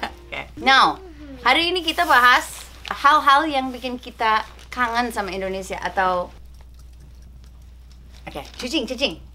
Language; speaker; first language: Indonesian; non-native, fluent; English